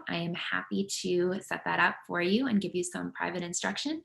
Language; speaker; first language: English; native; English